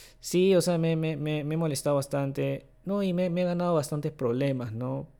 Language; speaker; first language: Spanish; early bilingual, other home language; Japanese